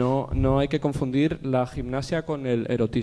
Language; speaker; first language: Spanish; native; Spanish